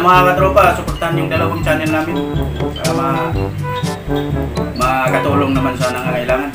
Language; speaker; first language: Filipino; non-native, local second language; Cebuano